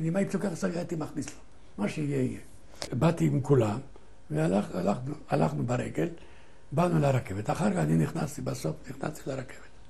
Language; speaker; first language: Hebrew; non-native, fluent; Ladino